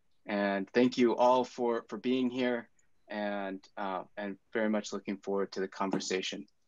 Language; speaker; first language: English; native; English